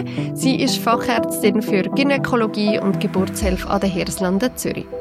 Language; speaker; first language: German; native; German